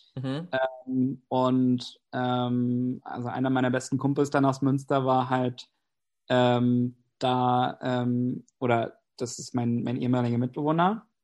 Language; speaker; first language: German; non-native, fluent; English